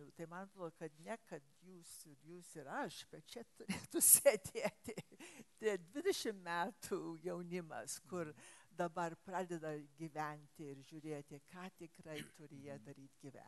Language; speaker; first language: Lithuanian; early bilingual, heritage; English